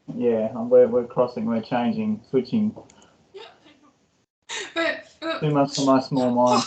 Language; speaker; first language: English; non-native, learner; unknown